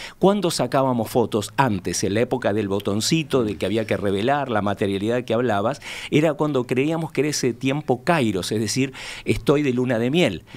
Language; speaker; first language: Spanish; native; Spanish